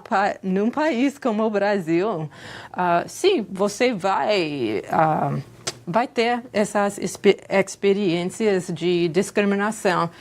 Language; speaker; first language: Portuguese; non-native, fluent; English